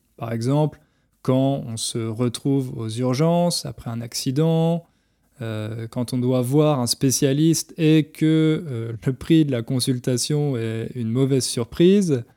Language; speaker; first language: French; native; French